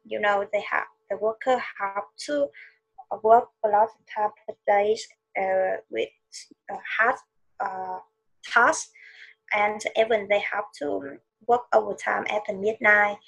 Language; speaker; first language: English; non-native, learner; Vietnamese